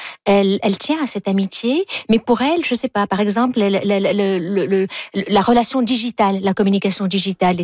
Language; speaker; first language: French; native; French